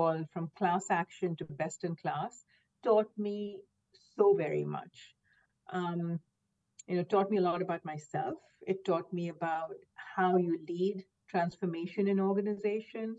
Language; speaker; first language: English; non-native, local second language; Hindi